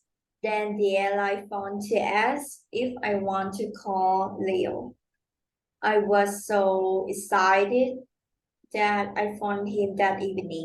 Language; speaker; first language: English; non-native, learner; Vietnamese